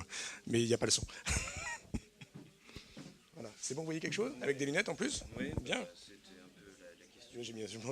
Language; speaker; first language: French; native; French